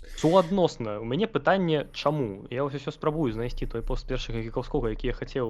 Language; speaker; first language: Belarusian; non-native, local second language; Russian